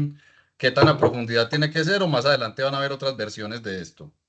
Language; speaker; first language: Spanish; native; Spanish